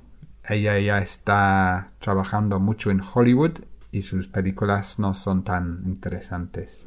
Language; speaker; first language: Spanish; non-native, fluent; English